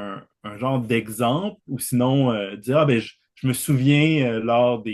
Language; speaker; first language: French; native; French